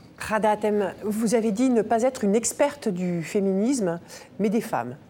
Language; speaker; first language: French; native; French